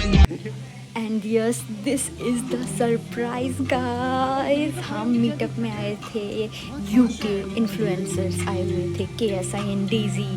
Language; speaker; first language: Hindi; native; Hindi